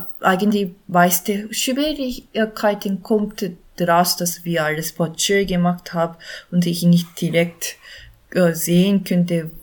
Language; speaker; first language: German; non-native, learner; Korean